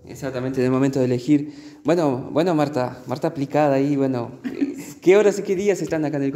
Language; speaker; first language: Spanish; native; Spanish